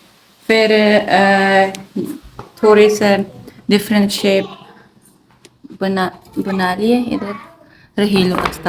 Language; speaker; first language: Hindi; non-native, learner; Chinese